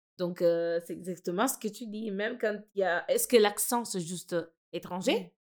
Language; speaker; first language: French; non-native, fluent; Italian